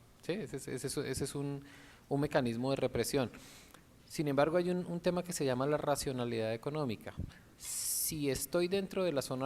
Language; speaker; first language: Spanish; native; Spanish